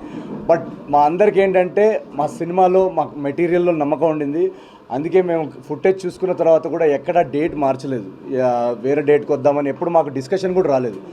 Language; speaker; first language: Telugu; native; Telugu